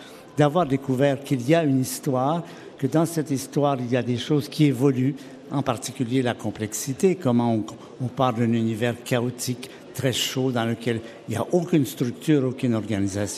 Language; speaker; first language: French; native; French